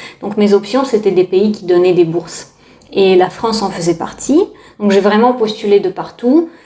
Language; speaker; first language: French; non-native, fluent; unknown